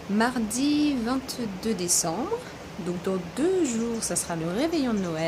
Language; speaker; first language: French; native; French